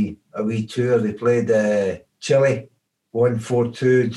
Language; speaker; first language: English; native; English